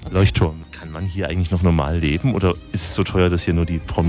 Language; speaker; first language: German; native; German